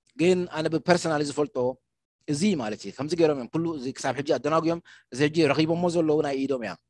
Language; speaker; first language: Tigrinya; non-native, local second language; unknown